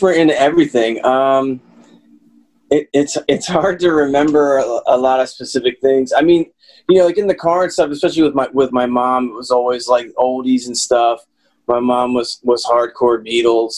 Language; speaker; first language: English; native; English